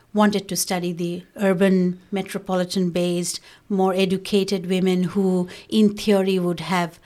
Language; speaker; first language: English; non-native, local second language; Bangla